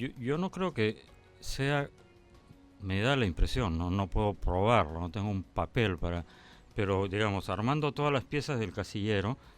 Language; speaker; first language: Spanish; native; Spanish